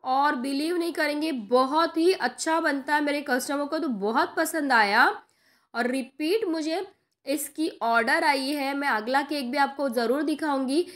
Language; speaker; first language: Hindi; non-native, local second language; Marathi